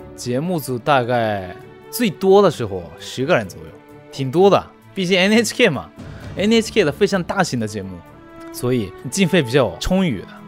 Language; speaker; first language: Chinese; non-native, fluent; Japanese